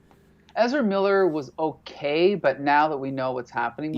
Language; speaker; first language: English; native; English